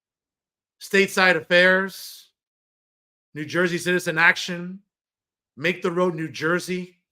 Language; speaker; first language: English; native; English